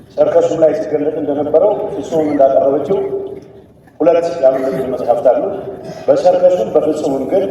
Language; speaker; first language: Amharic; non-native, local second language; Tigrinya